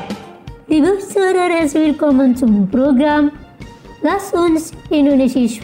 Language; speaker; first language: German; non-native, fluent; Indonesian